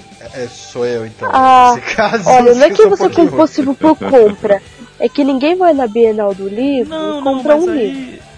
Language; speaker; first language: Portuguese; native; Portuguese